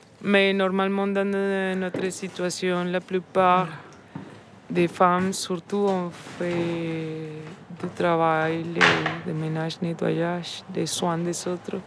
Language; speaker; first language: French; non-native, learner; Spanish